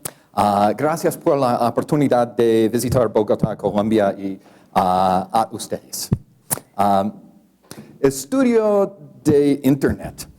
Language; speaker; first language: Spanish; non-native, learner; English